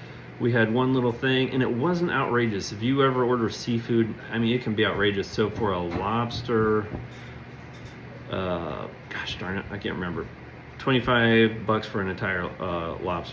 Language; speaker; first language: English; native; English